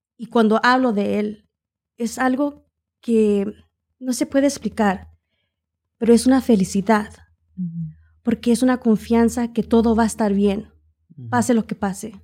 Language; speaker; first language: Spanish; early bilingual, heritage; Spanish